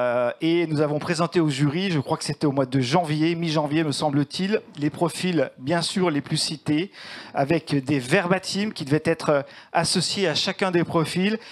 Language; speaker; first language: French; native; French